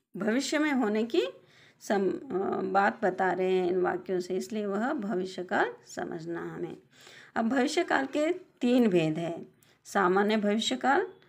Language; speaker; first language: Hindi; non-native, local second language; Telugu